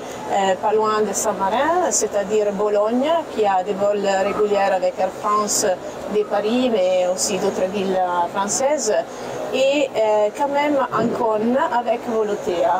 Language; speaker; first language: French; non-native, fluent; Italian